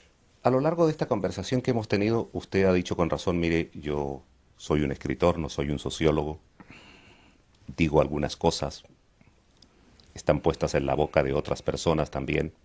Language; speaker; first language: Spanish; native; Spanish